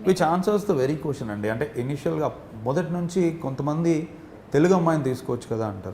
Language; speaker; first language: Telugu; native; Telugu